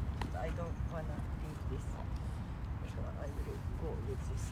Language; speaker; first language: English; non-native, fluent; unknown